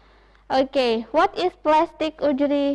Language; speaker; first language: English; non-native, fluent; Indonesian